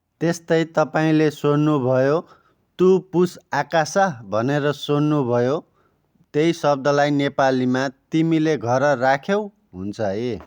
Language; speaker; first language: Nepali; native; Nepali